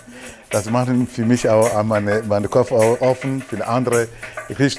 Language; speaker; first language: German; non-native, learner; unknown